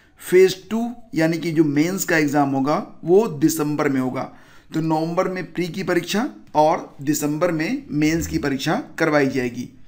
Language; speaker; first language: Hindi; native; Hindi